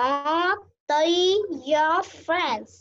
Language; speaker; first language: English; non-native, learner; Vietnamese